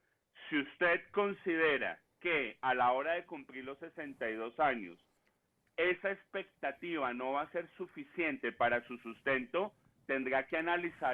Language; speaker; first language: Spanish; native; Spanish